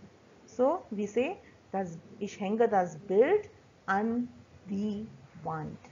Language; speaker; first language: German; non-native, fluent; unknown